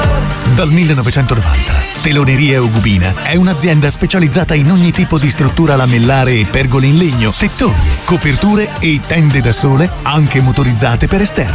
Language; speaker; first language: Italian; native; Italian